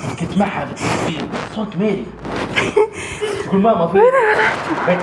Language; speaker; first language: Arabic; native; Arabic